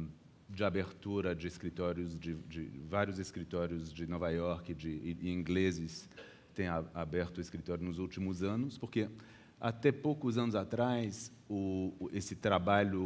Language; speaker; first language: Portuguese; early bilingual, heritage; Portuguese